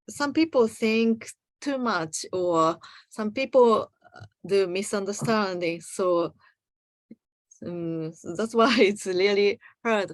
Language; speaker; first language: English; non-native, learner; Japanese